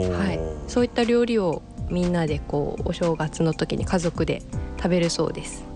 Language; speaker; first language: Japanese; native; Japanese